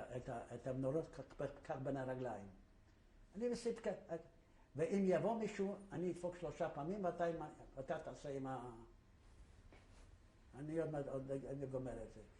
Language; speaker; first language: Hebrew; non-native, fluent; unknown